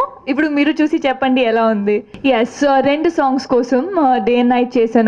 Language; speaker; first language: Telugu; non-native, fluent; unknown